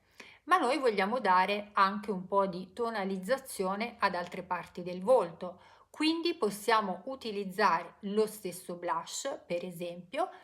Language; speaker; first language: Italian; native; Italian